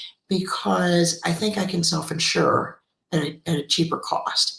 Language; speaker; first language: English; native; English